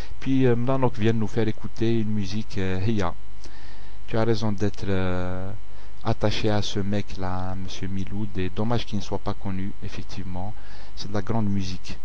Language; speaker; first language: French; non-native, local second language; Kabyle